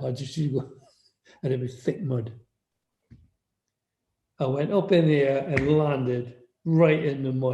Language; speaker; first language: English; native; English